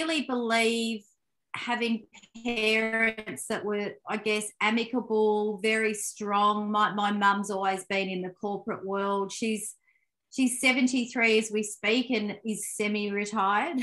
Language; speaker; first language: English; native; English